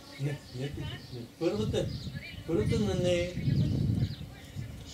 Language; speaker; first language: Bulgarian; non-native, learner; Russian